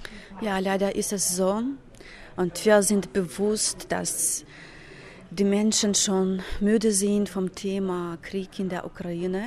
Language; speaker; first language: German; non-native, fluent; Ukrainian